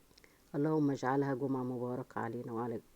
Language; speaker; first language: Arabic; native; Arabic